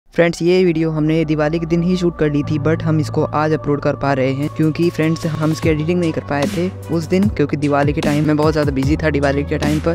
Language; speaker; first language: Hindi; native; Hindi